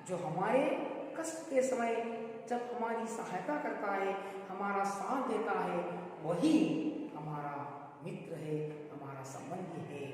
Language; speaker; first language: Hindi; non-native, local second language; Kannada